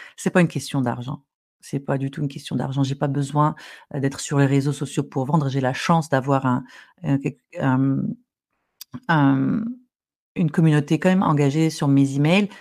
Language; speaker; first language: French; non-native, local second language; Arabic